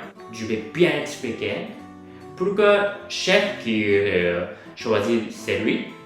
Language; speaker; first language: French; non-native, learner; Japanese